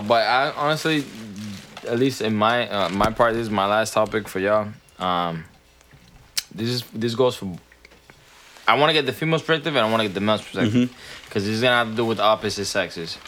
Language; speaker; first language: English; early bilingual, other home language; Spanish